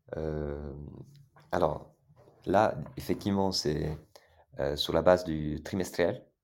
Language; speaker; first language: French; non-native, fluent; Italian